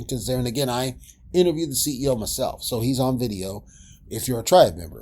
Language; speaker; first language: English; native; English